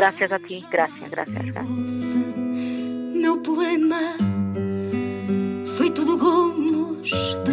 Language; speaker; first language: Spanish; non-native, learner; Portuguese